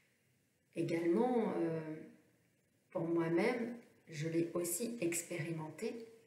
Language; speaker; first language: French; native; French